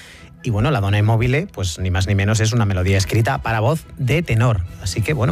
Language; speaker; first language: Spanish; native; Spanish